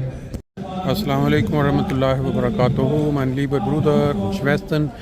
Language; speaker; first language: German; non-native, learner; Urdu